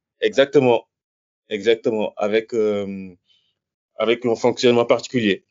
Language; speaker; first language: French; non-native, local second language; Wolof